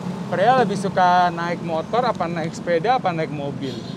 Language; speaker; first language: Indonesian; native; Indonesian